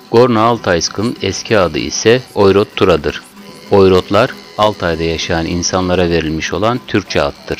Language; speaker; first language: Turkish; native; Turkish